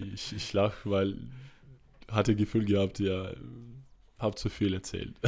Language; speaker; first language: German; non-native, fluent; Russian